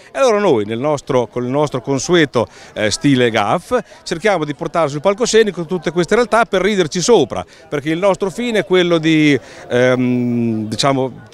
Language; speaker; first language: Italian; native; Italian